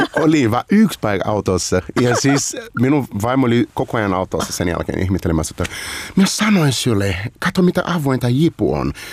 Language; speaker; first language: Finnish; non-native, fluent; Portuguese